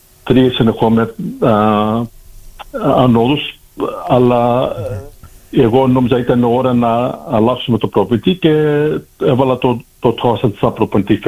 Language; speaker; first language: Greek; early bilingual, heritage; Greek